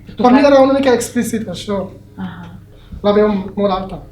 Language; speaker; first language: Catalan; non-native, learner; Arabic